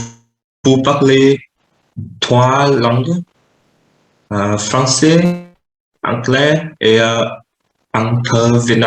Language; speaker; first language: French; non-native, learner; Vietnamese